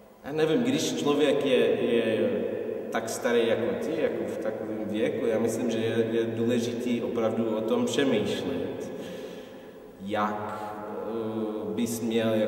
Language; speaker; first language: Czech; non-native, fluent; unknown